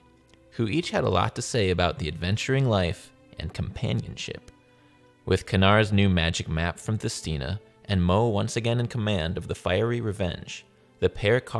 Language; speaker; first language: English; native; English